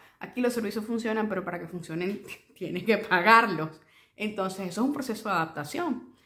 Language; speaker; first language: Spanish; native; Spanish